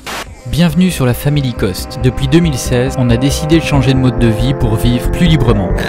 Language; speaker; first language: French; native; French